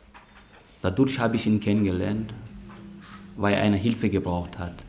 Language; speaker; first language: German; non-native, fluent; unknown